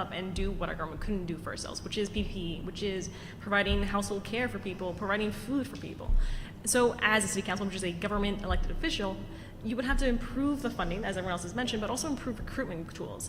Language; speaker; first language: English; early bilingual, other home language; Italian